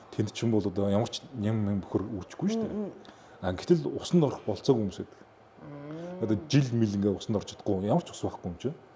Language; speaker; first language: Mongolian; native; Mongolian